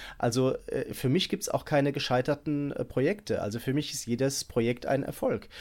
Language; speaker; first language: German; native; German